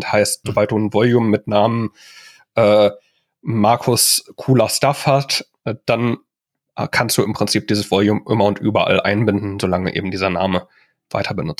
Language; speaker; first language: German; native; German